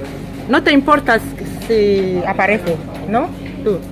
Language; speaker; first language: Spanish; non-native, fluent; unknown